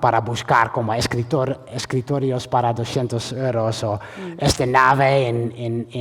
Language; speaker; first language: Spanish; non-native, fluent; Dutch